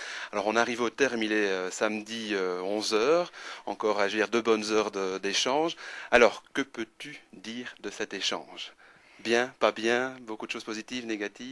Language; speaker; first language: French; native; French